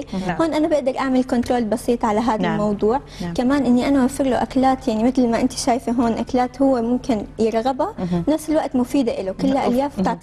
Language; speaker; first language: Arabic; native; Arabic